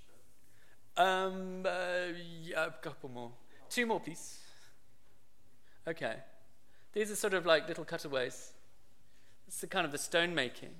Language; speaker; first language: English; native; English